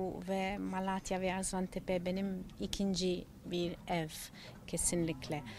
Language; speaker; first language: Turkish; non-native, learner; Italian